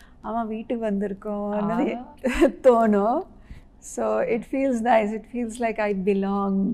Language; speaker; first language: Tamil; non-native, local second language; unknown